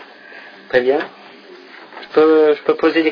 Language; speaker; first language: French; non-native, fluent; English